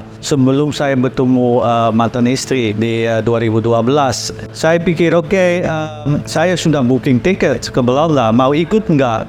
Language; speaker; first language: Indonesian; non-native, learner; Dutch